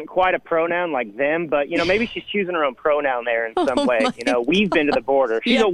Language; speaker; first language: English; native; English